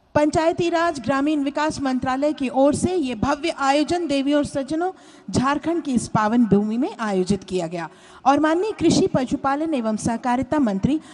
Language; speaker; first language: Hindi; native; Hindi